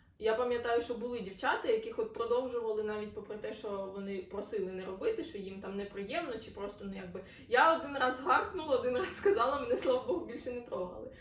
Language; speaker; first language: Ukrainian; non-native, local second language; Russian